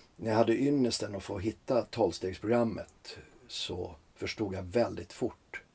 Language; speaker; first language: Swedish; early bilingual, other home language; Finnish